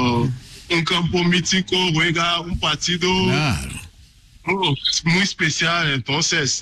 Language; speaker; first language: Spanish; non-native, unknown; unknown